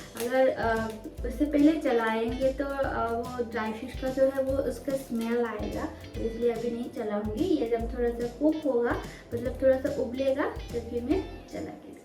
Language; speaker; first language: Hindi; non-native, local second language; Kok Borok